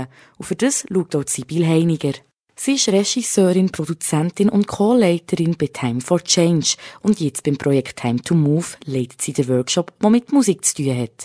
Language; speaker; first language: German; native; German